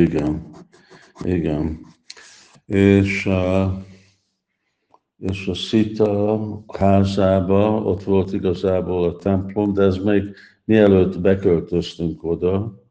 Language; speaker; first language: Hungarian; early bilingual, heritage; Hungarian